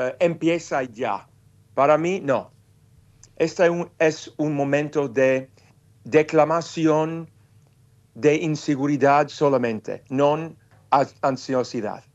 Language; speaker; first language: Spanish; non-native, fluent; English